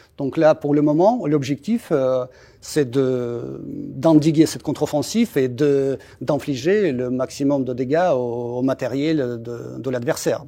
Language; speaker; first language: French; non-native, fluent; Russian